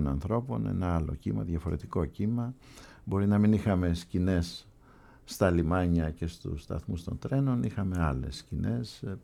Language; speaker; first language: Greek; native; Greek